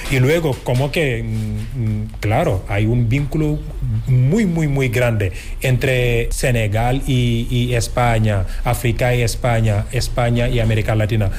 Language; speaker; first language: Spanish; non-native, fluent; Wolof